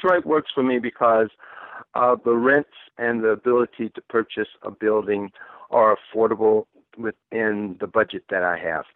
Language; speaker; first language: English; native; English